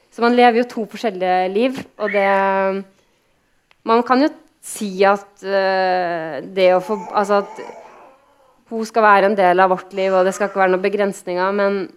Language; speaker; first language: Norwegian; native; Norwegian